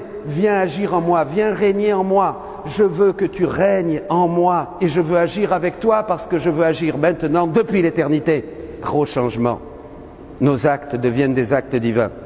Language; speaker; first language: French; native; French